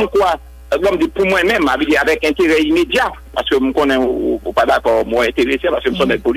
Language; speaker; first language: French; non-native, local second language; Haitian Creole